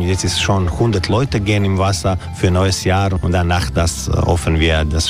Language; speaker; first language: German; non-native, learner; Croatian